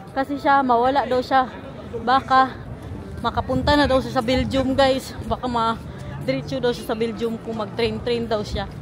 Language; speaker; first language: Filipino; non-native, local second language; Cebuano